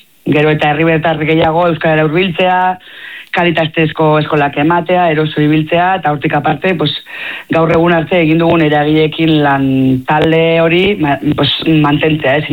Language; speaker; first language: Basque; native; Basque